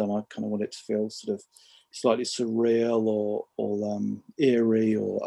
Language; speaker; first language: English; native; English